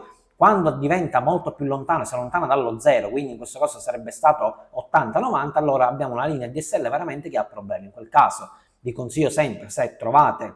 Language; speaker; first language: Italian; native; Italian